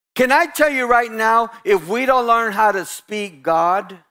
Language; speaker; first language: English; native; English